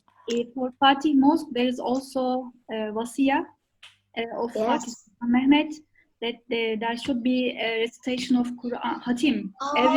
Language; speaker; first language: English; non-native, fluent; Turkish